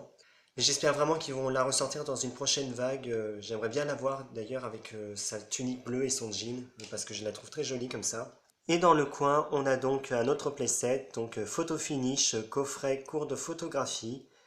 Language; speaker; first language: French; native; French